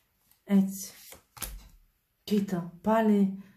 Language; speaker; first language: Greek; non-native, learner; Bulgarian